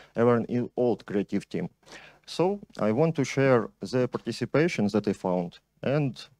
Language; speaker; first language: English; non-native, fluent; Ukrainian